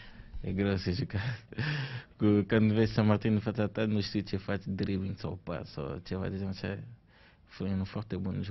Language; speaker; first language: Romanian; non-native, learner; French